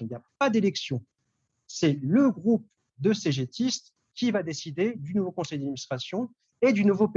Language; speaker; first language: French; native; French